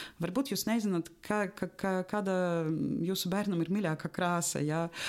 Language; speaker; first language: Latvian; non-native, local second language; Russian